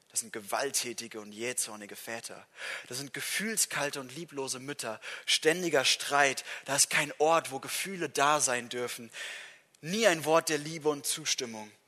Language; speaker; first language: German; non-native, fluent; English